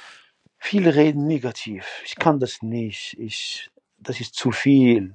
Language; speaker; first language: German; non-native, fluent; Arabic